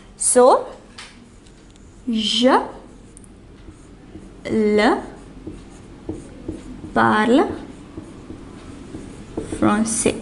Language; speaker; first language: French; non-native, fluent; English